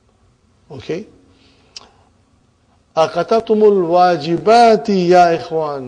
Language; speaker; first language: Arabic; non-native, learner; Urdu